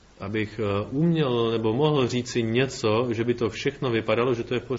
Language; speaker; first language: Czech; native; Czech